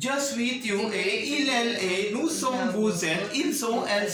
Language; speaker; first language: French; non-native, learner; Hindi